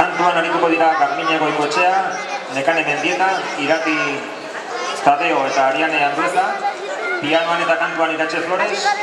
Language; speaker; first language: Basque; native; Basque